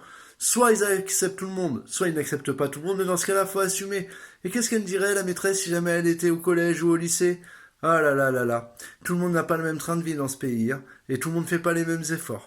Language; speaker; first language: French; native; French